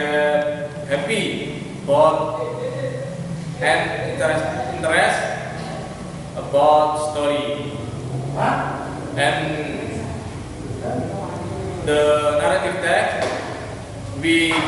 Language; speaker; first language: English; non-native, learner; Indonesian